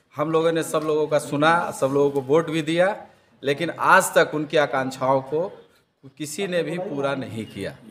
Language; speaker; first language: Hindi; native; Hindi